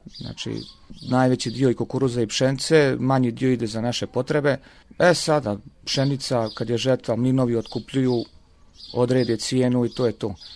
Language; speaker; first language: Serbian; native; Serbian